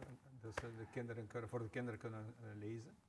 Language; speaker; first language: Dutch; non-native, local second language; Papiamento